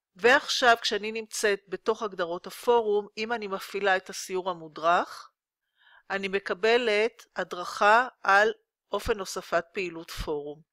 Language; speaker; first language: Hebrew; native; Hebrew